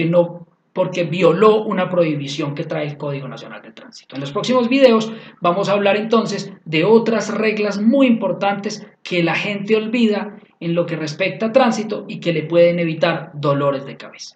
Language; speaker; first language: Spanish; native; Spanish